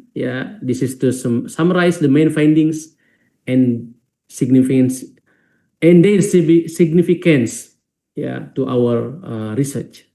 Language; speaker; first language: English; non-native, fluent; Indonesian